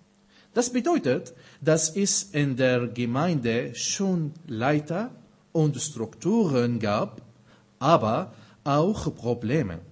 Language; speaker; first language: German; non-native, fluent; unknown